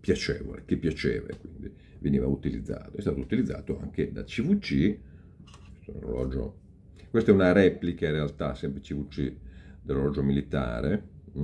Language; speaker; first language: Italian; native; Italian